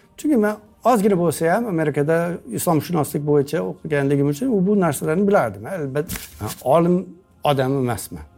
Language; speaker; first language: Uzbek; non-native, fluent; English